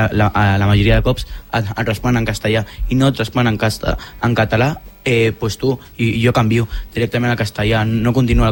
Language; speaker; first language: Catalan; non-native, local second language; Spanish